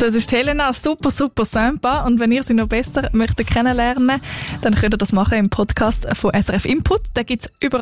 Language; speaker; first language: German; native; German